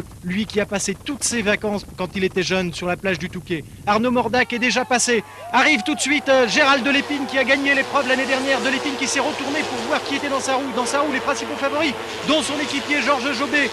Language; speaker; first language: French; native; French